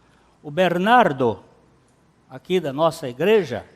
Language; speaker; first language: Portuguese; native; Portuguese